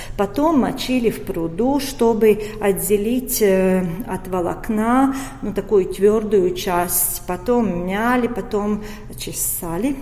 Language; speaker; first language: Russian; non-native, local second language; Latvian